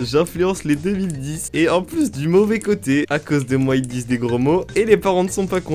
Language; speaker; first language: French; native; French